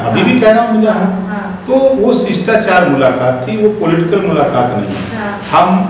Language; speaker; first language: Hindi; native; Hindi